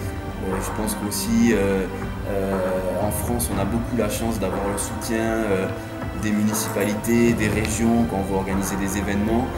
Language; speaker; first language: French; native; French